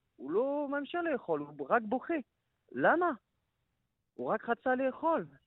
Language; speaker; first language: Hebrew; non-native, learner; French